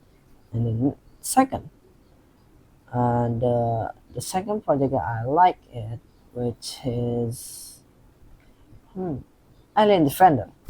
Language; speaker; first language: English; non-native, learner; Indonesian